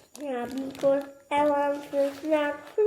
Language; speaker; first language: English; non-native, learner; Dutch